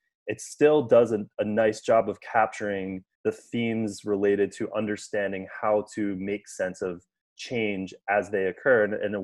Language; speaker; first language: English; native; English